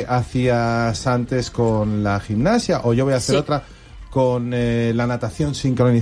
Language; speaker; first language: Spanish; native; Spanish